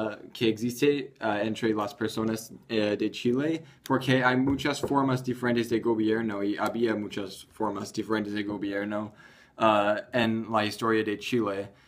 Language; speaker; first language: Spanish; non-native, learner; English